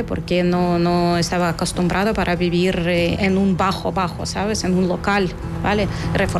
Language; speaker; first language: Spanish; non-native, fluent; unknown